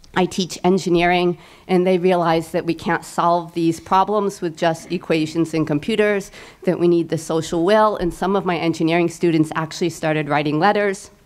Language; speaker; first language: English; native; English